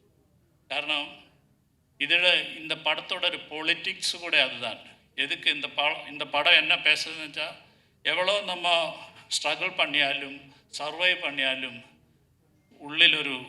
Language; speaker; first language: Tamil; non-native, learner; Malayalam